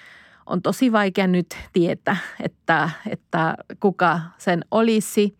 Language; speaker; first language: Finnish; non-native, fluent; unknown